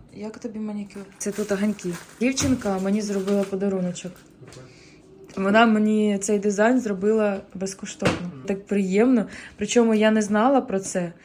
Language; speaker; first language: Ukrainian; non-native, local second language; Russian